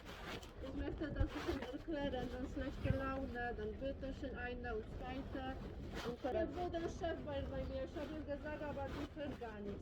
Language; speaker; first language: German; non-native, learner; Polish